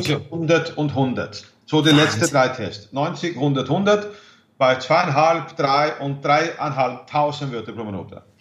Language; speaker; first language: German; non-native, fluent; Swedish